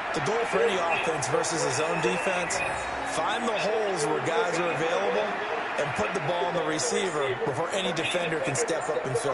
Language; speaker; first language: English; native; English